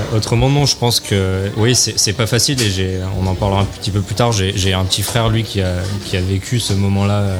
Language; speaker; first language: French; native; French